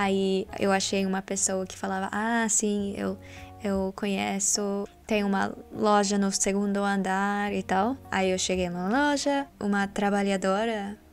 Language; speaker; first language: Portuguese; non-native, learner; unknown